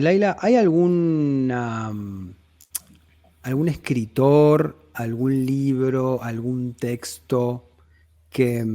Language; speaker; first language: Spanish; native; Spanish